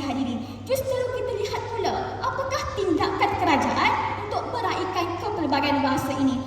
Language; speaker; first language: Malay; native; Malay